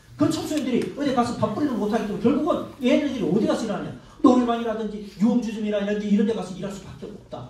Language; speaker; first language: Korean; native; Korean